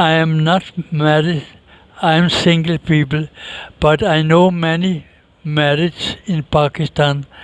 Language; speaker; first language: English; non-native, learner; Danish